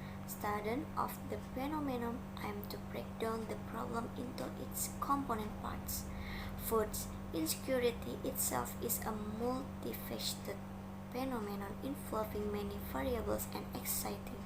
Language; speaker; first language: English; non-native, learner; Indonesian